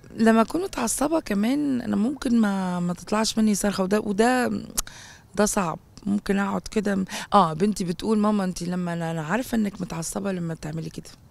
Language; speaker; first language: Arabic; native; Arabic